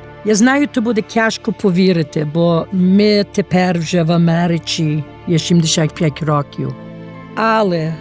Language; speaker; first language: Ukrainian; early bilingual, heritage; Ukrainian